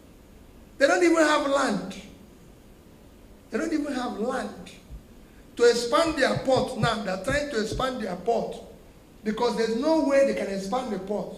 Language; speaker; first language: English; non-native, local second language; Igbo